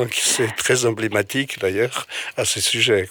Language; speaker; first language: French; non-native, fluent; Portuguese